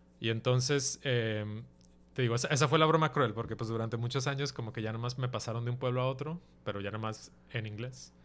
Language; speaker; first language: Spanish; early bilingual, heritage; Spanish